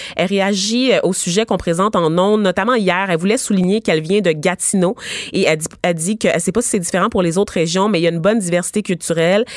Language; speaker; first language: French; native; French